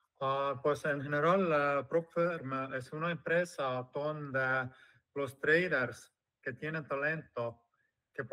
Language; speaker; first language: Spanish; non-native, fluent; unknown